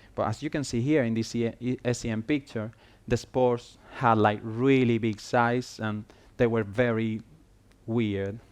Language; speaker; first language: English; non-native, fluent; Spanish